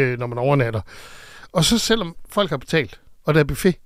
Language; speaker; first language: Danish; native; Danish